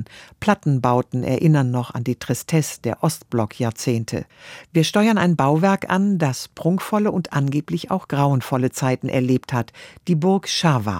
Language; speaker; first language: German; native; German